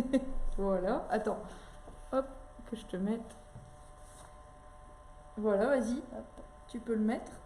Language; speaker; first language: French; native; French